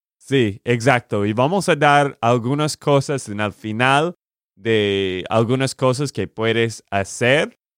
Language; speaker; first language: Spanish; non-native, learner; English